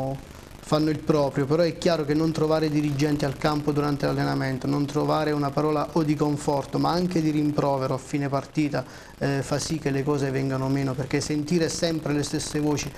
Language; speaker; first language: Italian; native; Italian